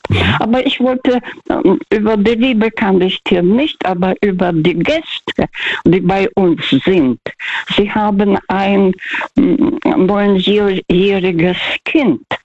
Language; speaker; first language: German; non-native, fluent; Russian